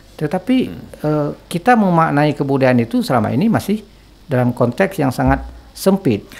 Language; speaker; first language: Indonesian; non-native, local second language; Achinese